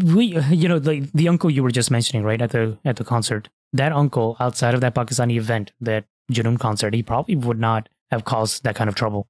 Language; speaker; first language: English; early bilingual, other home language; Hindi